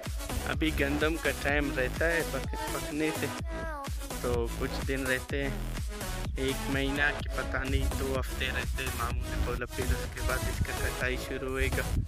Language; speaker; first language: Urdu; non-native, local second language; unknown